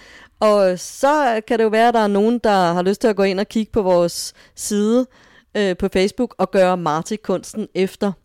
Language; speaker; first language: Danish; native; Danish